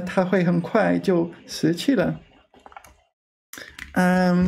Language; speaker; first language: Chinese; non-native, learner; English